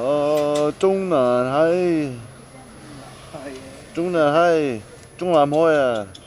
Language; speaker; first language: Chinese; non-native, learner; English